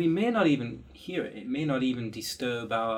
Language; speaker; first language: English; native; English